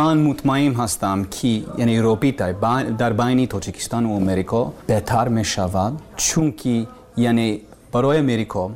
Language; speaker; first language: Persian; non-native, learner; English